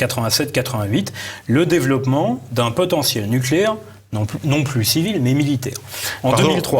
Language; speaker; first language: French; native; French